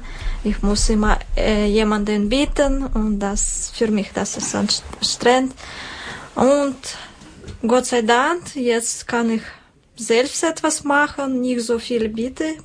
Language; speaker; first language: German; non-native, learner; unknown